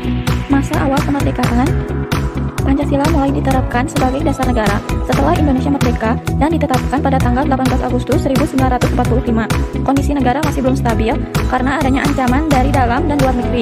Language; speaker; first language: Indonesian; native; Indonesian